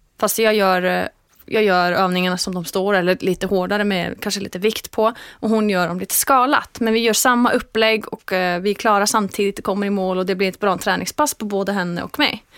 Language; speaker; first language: Swedish; non-native, fluent; Icelandic